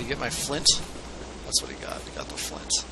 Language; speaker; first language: English; native; English